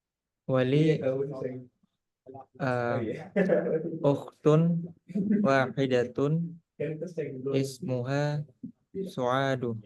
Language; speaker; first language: Arabic; non-native, learner; Indonesian